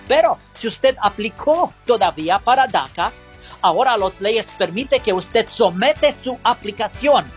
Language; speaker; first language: Spanish; non-native, learner; English